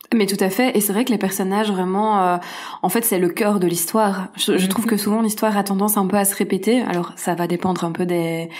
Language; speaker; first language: French; native; French